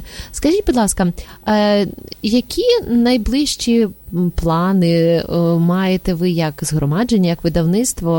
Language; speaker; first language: Ukrainian; native; Ukrainian